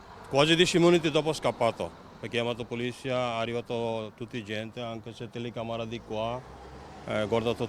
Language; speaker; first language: Italian; non-native, learner; Bangla